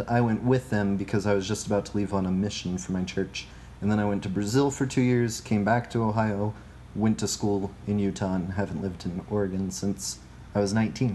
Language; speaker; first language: English; native; English